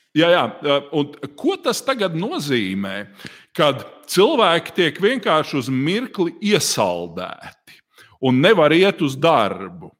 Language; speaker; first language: Latvian; native; Latvian